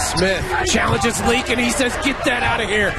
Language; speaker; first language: English; native; English